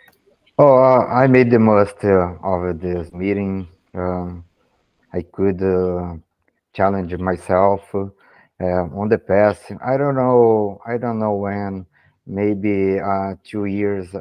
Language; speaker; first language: English; non-native, learner; Portuguese